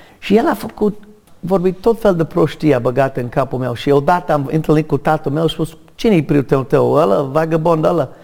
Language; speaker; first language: Romanian; non-native, learner; English